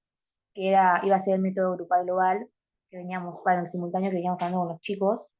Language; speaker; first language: Spanish; native; Spanish